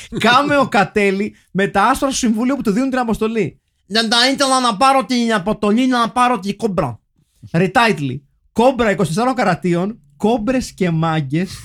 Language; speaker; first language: Greek; native; Greek